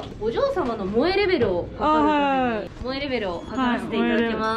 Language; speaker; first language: Japanese; native; Japanese